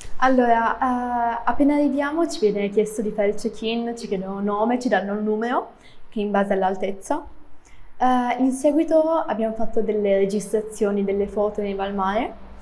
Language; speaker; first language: Italian; native; Italian